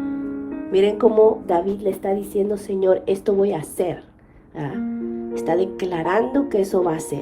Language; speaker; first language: Spanish; native; Spanish